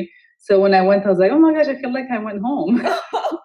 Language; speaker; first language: English; non-native, fluent; Amharic